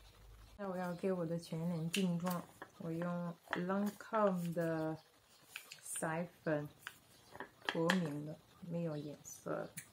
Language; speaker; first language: Chinese; non-native, fluent; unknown